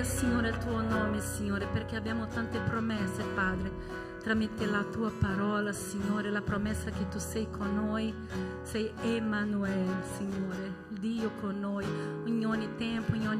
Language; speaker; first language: Italian; non-native, fluent; Portuguese